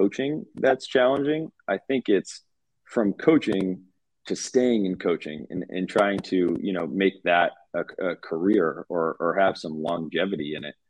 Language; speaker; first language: English; native; English